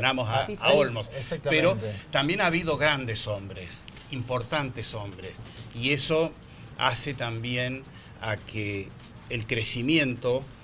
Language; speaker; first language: Spanish; native; Spanish